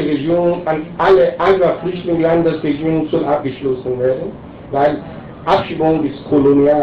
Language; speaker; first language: German; non-native, learner; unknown